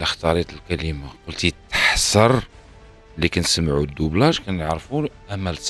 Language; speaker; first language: Arabic; native; Arabic